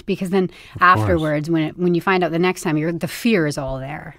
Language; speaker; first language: English; native; English